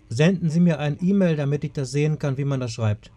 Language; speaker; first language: German; native; German